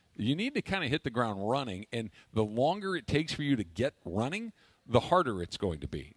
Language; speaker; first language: English; native; English